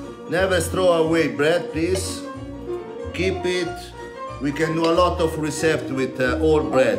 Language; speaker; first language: English; non-native, learner; Italian